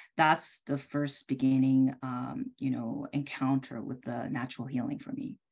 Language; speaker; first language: English; early bilingual, other home language; Korean